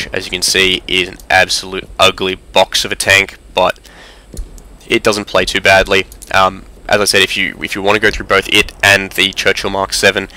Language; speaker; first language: English; native; English